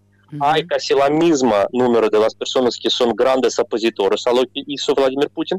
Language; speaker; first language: Spanish; non-native, fluent; Russian